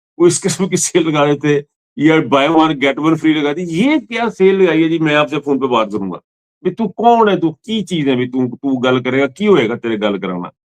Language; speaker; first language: Urdu; non-native, local second language; Punjabi